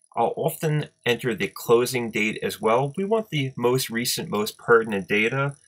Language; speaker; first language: English; native; English